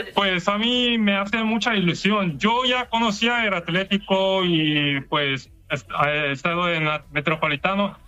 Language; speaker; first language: Spanish; non-native, learner; Korean